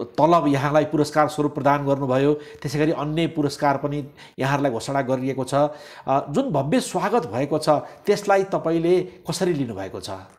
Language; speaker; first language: Nepali; native; Nepali